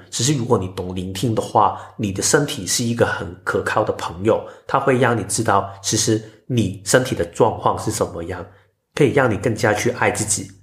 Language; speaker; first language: Chinese; non-native, local second language; Cantonese